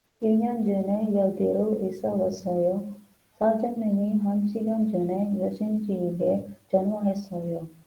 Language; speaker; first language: Korean; non-native, learner; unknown